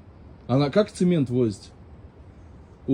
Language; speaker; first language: Russian; native; Russian